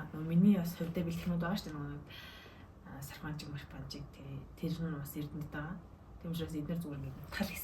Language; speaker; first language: Mongolian; native; Mongolian